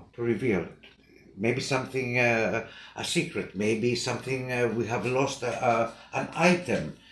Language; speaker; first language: English; non-native, fluent; Greek